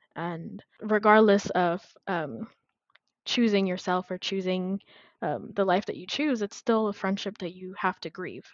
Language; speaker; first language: English; non-native, fluent; Amharic